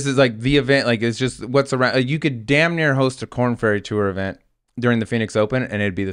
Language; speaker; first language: English; native; English